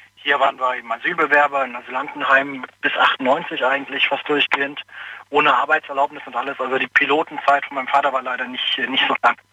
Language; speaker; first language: German; early bilingual, other home language; Persian